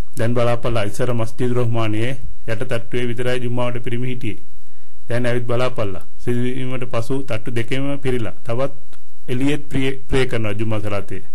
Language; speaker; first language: Sinhala; non-native, local second language; Tamil